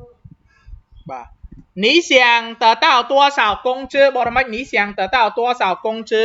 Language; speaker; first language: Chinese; non-native, fluent; Khmer